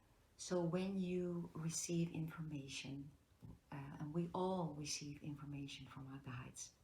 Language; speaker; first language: English; non-native, fluent; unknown